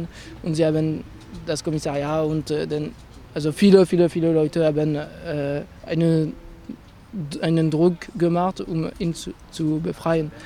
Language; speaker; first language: German; non-native, fluent; French